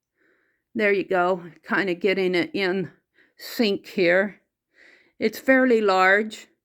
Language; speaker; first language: English; native; English